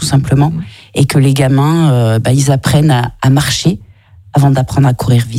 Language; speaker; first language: French; native; French